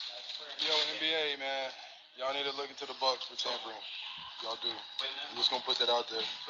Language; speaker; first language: English; native; English